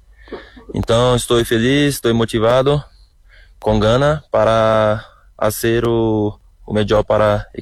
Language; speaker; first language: Spanish; non-native, learner; Portuguese